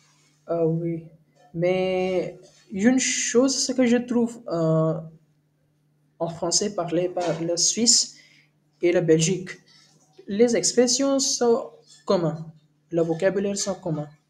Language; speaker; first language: French; non-native, learner; Hindi